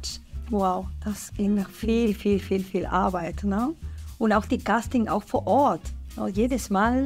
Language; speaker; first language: German; non-native, fluent; English